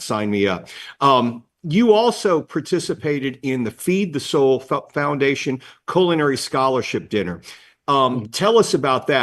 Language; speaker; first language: English; native; English